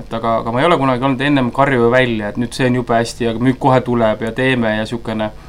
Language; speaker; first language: Estonian; native; Estonian